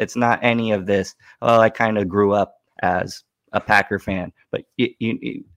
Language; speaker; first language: English; native; English